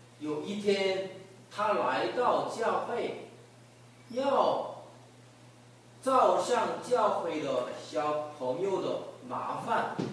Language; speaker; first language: Chinese; non-native, learner; Korean